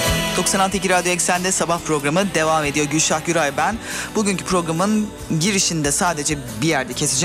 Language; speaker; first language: Turkish; native; Turkish